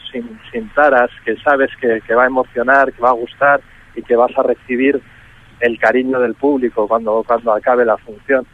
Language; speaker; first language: Spanish; native; Spanish